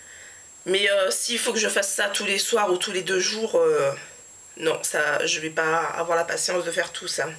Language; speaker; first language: French; native; French